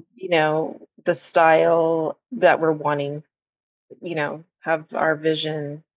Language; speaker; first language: English; native; English